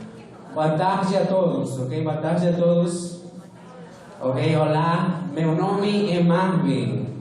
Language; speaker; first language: Portuguese; non-native, fluent; Spanish